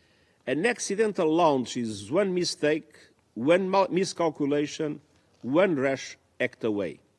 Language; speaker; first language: English; non-native, fluent; Portuguese